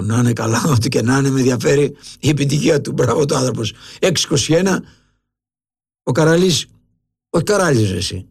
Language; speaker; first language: Greek; native; Greek